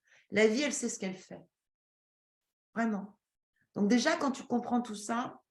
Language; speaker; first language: French; native; French